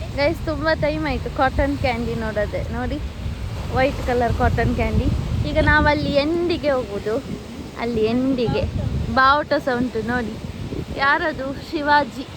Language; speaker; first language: Kannada; non-native, local second language; Tulu